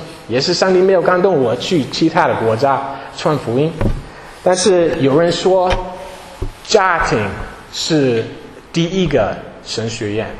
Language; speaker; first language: Chinese; non-native, fluent; English